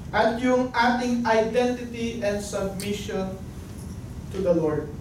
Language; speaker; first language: English; non-native, local second language; Filipino